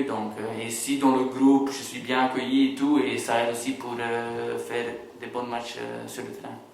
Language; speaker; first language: French; non-native, local second language; Dutch